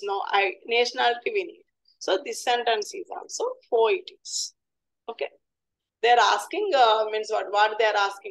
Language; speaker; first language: English; non-native, local second language; Telugu